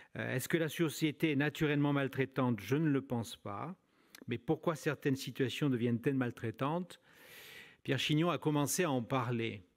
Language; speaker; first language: French; native; French